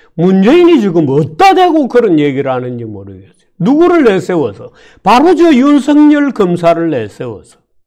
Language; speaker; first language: Korean; native; Korean